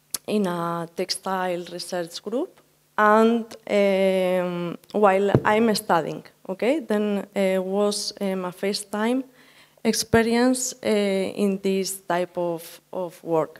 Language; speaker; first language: English; non-native, learner; Spanish